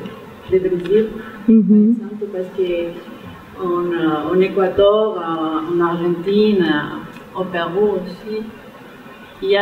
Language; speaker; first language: French; non-native, fluent; Spanish